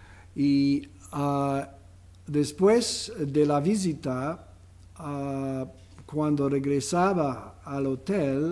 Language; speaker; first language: Spanish; non-native, fluent; English